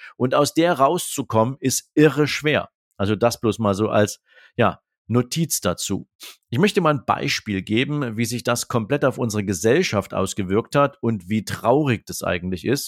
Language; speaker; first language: German; native; German